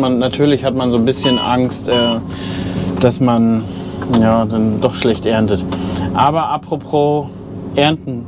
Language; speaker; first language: German; native; German